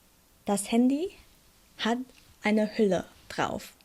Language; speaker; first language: German; non-native, fluent; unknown